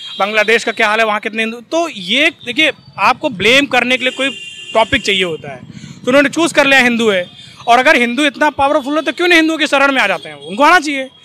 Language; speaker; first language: Hindi; native; Hindi